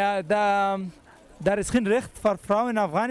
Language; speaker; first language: Dutch; non-native, learner; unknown